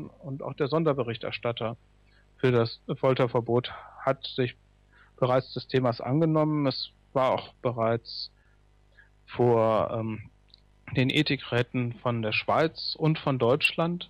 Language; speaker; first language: German; native; German